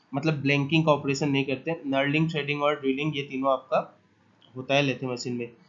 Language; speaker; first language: Hindi; non-native, local second language; Assamese